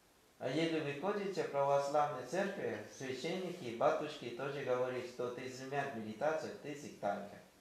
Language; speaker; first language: Russian; non-native, fluent; Thai